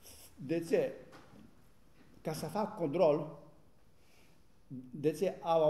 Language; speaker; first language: Romanian; non-native, learner; Greek